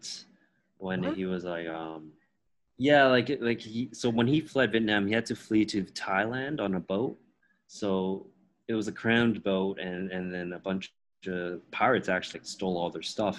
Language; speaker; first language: English; non-native, fluent; Min Nan Chinese